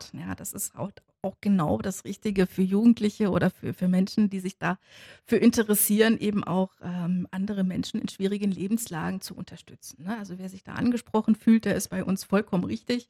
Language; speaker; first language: German; native; German